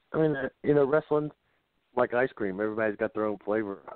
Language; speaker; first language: English; native; English